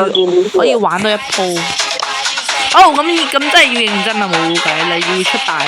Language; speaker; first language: Chinese; early bilingual, heritage; Cantonese